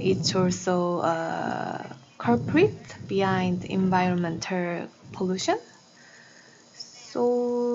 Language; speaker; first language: English; non-native, learner; Korean